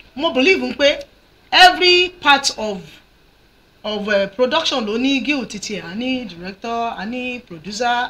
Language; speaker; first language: English; non-native, local second language; Yoruba